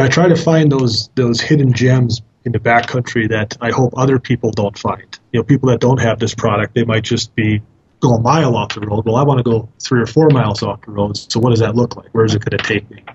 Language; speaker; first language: English; native; English